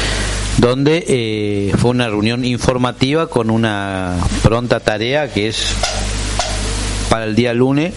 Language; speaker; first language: Spanish; native; Spanish